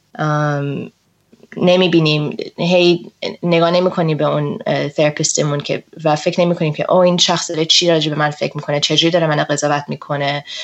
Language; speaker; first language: Persian; early bilingual, heritage; Persian